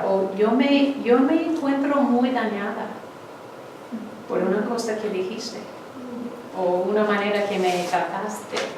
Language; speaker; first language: Spanish; non-native, fluent; English